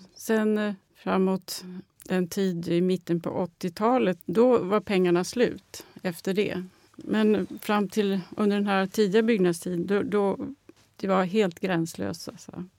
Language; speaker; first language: Swedish; native; Swedish